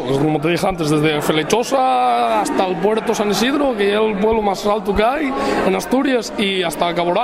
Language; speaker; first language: Spanish; native; Spanish